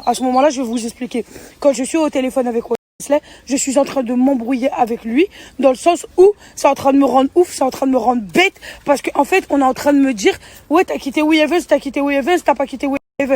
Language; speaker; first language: French; native; French